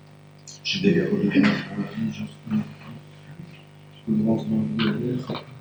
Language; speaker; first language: French; native; French